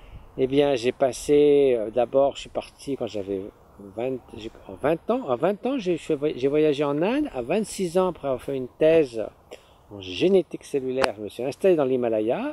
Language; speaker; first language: French; native; French